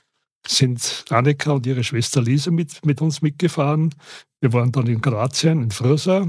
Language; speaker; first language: German; native; German